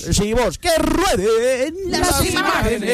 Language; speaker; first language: Spanish; native; Spanish